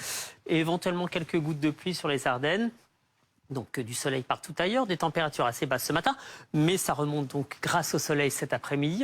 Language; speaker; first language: French; native; French